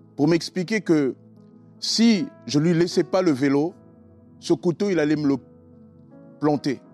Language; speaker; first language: French; native; French